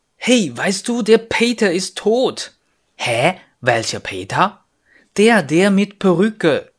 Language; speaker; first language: German; non-native, fluent; Chinese